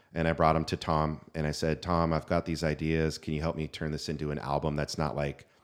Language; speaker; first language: English; native; English